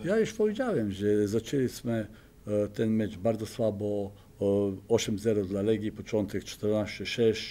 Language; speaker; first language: Polish; non-native, fluent; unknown